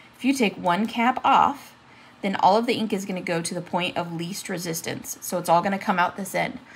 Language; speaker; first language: English; native; English